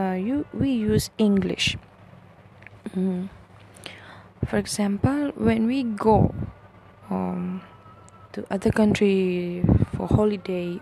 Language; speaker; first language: English; non-native, local second language; Malay